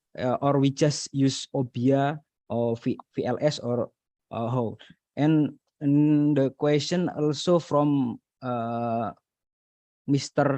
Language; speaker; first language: English; non-native, learner; Indonesian